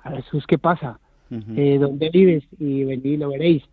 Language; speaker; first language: Spanish; native; Spanish